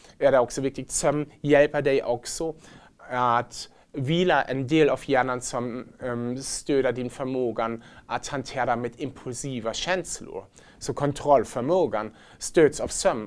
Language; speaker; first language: Swedish; non-native, learner; German